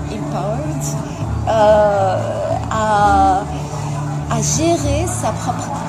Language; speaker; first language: French; non-native, local second language; Arabic